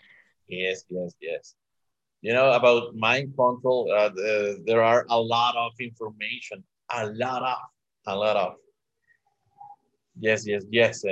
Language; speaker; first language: English; non-native, learner; Spanish